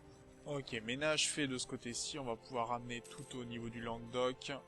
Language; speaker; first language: French; native; French